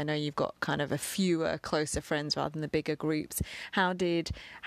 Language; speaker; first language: English; native; English